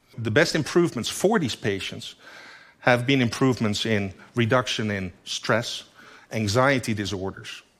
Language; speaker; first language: English; non-native, fluent; Dutch